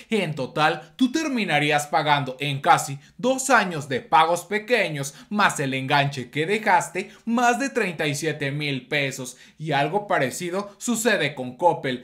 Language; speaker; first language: Spanish; native; Spanish